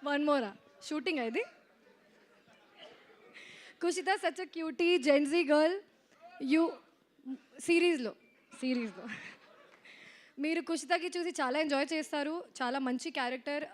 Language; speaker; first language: Telugu; non-native, fluent; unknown